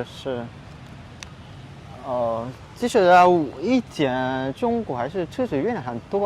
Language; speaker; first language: Chinese; non-native, fluent; Vietnamese